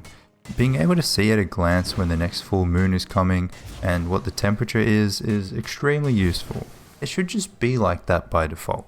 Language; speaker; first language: English; native; English